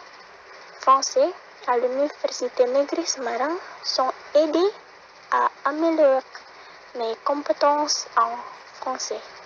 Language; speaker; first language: French; non-native, learner; Indonesian